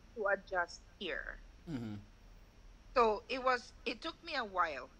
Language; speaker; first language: English; non-native, local second language; Cebuano